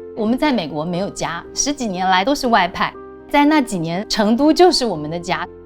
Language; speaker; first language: Chinese; native; Chinese